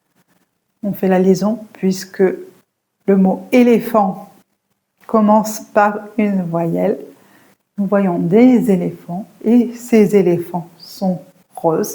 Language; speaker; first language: French; native; French